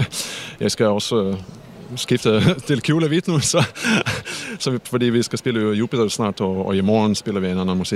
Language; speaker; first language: Danish; non-native, fluent; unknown